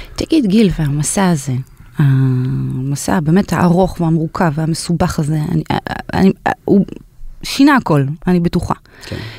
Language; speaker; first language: Hebrew; native; Hebrew